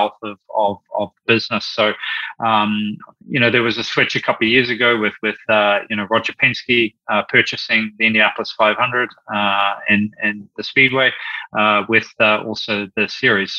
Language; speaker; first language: English; native; English